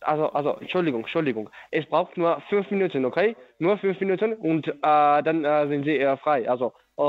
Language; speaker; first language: German; non-native, learner; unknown